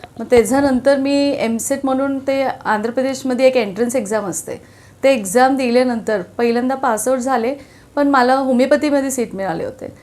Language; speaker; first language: Marathi; non-native, local second language; Telugu